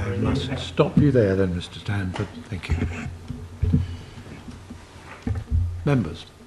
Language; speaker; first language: English; native; English